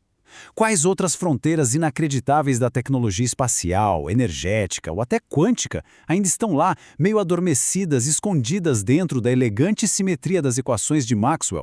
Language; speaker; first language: Portuguese; native; Portuguese